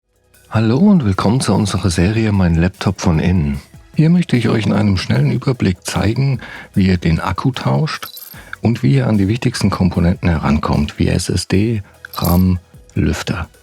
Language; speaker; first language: German; native; German